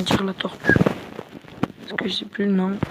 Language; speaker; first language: French; native; French